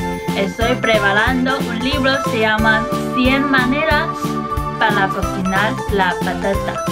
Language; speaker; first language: Spanish; non-native, fluent; Chinese